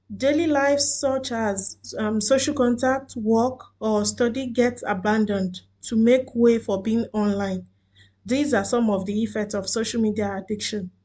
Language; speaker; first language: English; non-native, local second language; Yoruba